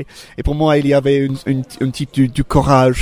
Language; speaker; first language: French; non-native, learner; English